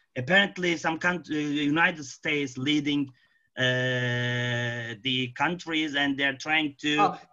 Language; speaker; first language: English; non-native, fluent; Arabic